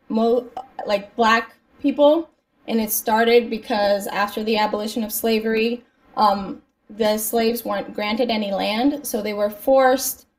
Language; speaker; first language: English; native; English